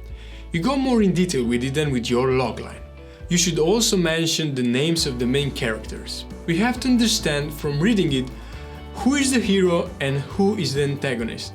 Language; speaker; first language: English; non-native, fluent; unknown